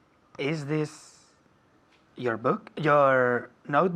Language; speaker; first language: English; non-native, learner; Spanish